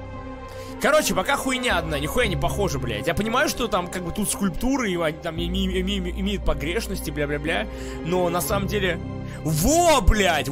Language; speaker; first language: Russian; native; Russian